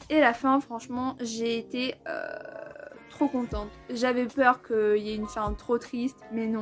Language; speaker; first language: French; native; French